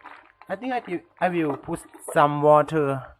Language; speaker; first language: English; non-native, learner; Thai